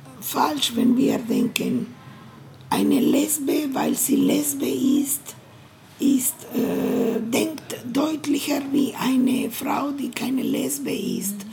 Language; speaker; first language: German; non-native, learner; Spanish